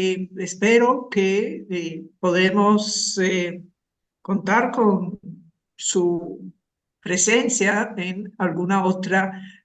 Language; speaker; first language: Spanish; non-native, fluent; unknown